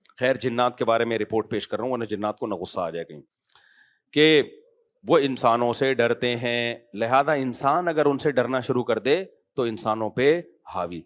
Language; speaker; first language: Urdu; native; Urdu